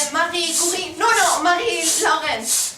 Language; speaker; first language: French; non-native, learner; Spanish